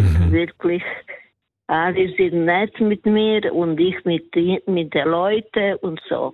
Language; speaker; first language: German; non-native, learner; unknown